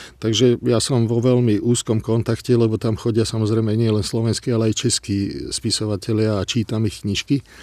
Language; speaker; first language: Slovak; non-native, local second language; Hungarian